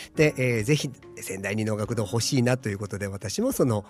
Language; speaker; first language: Japanese; native; Japanese